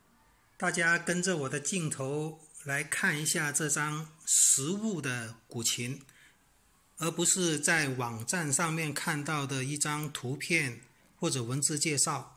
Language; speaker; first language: Chinese; native; Chinese